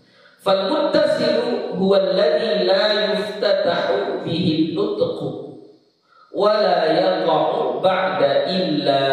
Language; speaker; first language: Arabic; non-native, fluent; Indonesian